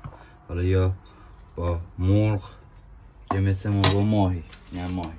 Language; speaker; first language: Persian; native; Persian